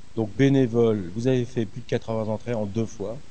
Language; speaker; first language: French; native; French